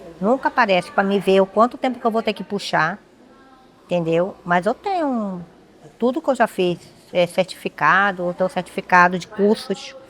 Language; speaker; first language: Portuguese; native; Portuguese